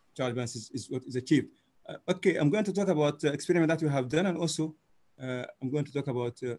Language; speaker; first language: English; non-native, fluent; Arabic